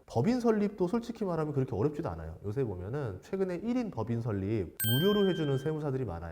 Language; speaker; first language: Korean; native; Korean